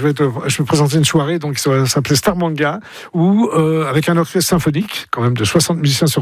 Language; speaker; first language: French; native; French